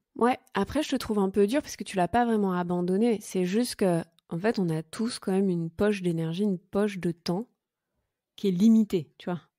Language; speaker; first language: French; native; French